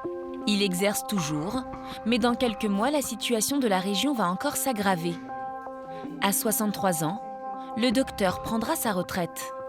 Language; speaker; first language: French; native; French